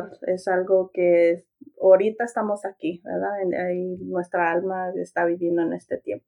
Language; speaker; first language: Spanish; early bilingual, heritage; Spanish